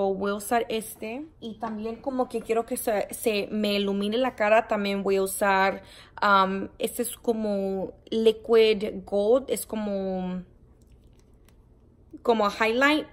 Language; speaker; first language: Spanish; early bilingual, heritage; Spanish